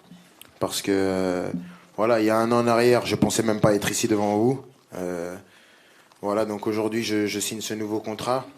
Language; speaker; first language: French; native; French